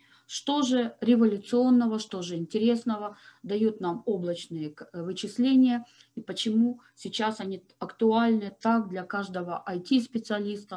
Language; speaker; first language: Russian; native; Russian